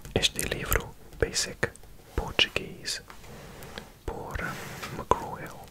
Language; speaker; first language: Portuguese; non-native, learner; English